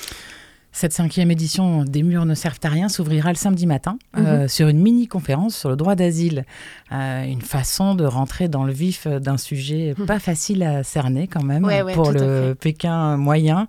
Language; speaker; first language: French; native; French